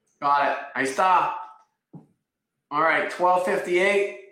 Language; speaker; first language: Spanish; non-native, fluent; English